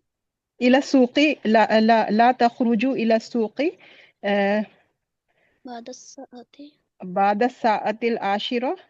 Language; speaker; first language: Arabic; non-native, learner; Urdu